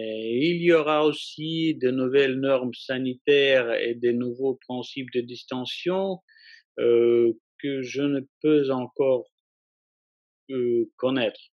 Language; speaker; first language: French; non-native, fluent; Russian